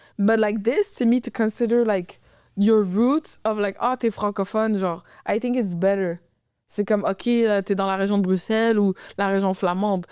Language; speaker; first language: French; native; French